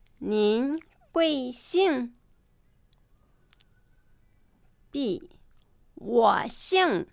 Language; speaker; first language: Chinese; non-native, fluent; Japanese